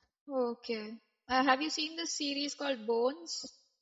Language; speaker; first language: English; non-native, local second language; Malayalam